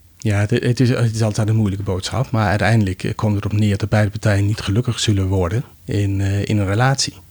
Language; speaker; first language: Dutch; non-native, fluent; Danish